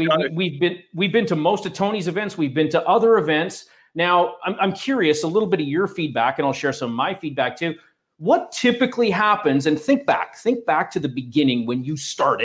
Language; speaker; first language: English; native; English